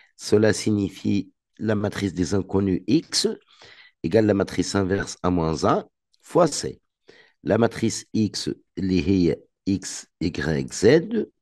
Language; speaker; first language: French; non-native, local second language; Arabic